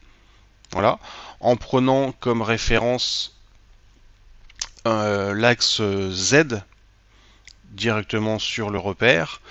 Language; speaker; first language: French; native; French